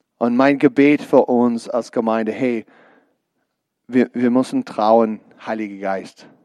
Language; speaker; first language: German; non-native, learner; English